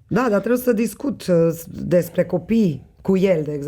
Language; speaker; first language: Romanian; non-native, local second language; Hungarian